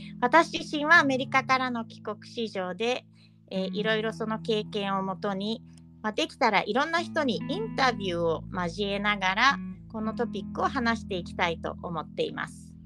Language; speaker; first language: Japanese; native; Japanese